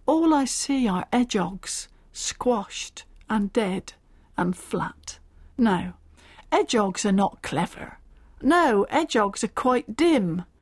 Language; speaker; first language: English; native; English